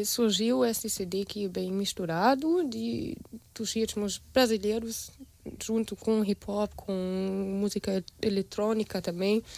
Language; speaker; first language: Portuguese; non-native, fluent; German